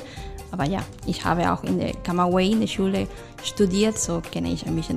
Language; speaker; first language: German; non-native, fluent; Spanish